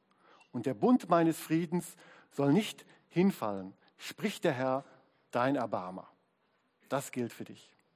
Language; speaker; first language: German; native; German